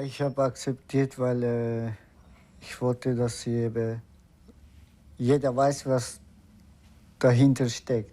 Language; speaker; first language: German; non-native, learner; Turkish